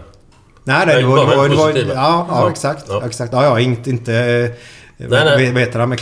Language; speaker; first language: Swedish; native; Swedish